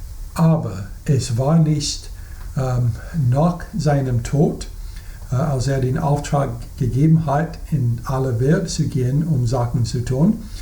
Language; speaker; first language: German; non-native, fluent; English